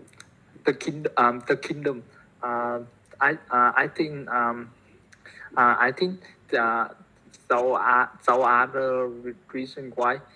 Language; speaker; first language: English; non-native, learner; Vietnamese